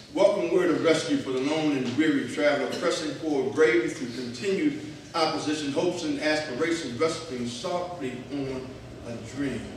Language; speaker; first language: English; native; English